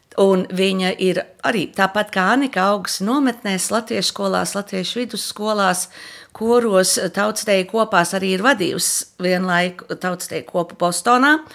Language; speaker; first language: Latvian; early bilingual, heritage; Latvian